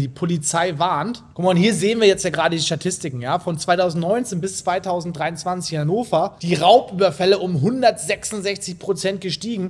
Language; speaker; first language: German; native; German